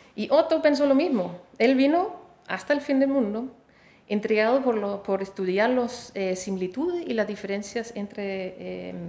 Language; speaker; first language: Spanish; non-native, fluent; Danish